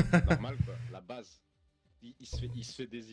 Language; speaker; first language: French; native; French